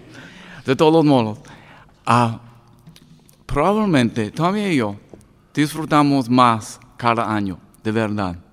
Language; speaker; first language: Spanish; non-native, learner; English